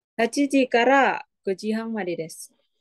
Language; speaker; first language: Japanese; non-native, learner; Indonesian